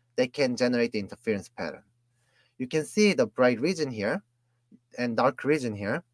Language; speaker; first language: English; non-native, fluent; Korean